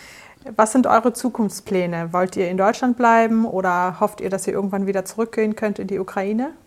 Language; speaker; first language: German; native; German